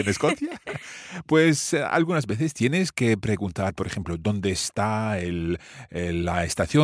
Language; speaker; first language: Spanish; non-native, fluent; English